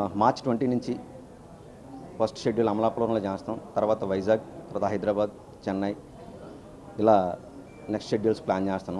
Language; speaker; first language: Telugu; native; Telugu